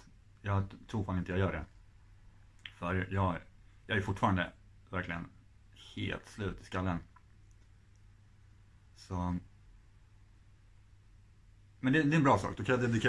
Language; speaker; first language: Swedish; native; Swedish